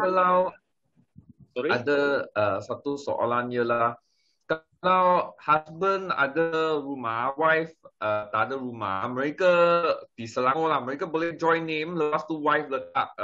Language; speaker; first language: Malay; non-native, local second language; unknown